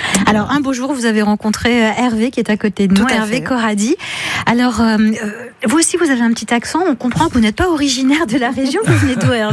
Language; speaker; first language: French; native; French